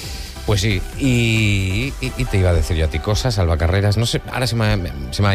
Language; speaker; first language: Spanish; native; Spanish